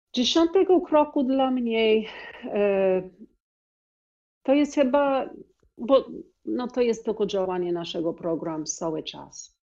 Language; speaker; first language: Polish; non-native, learner; English